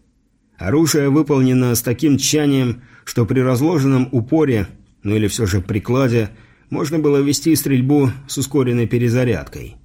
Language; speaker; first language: Russian; native; Russian